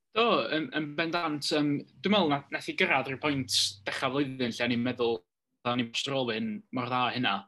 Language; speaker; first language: Welsh; native; Welsh